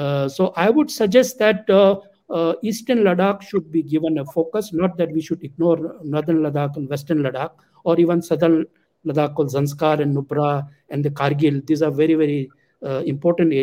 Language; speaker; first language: English; non-native, local second language; Ladakhi